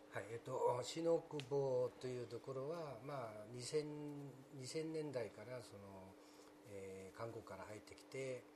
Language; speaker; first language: Japanese; non-native, fluent; Korean